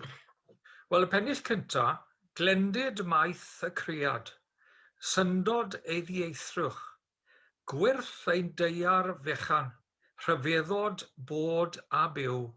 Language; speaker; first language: Welsh; native; Welsh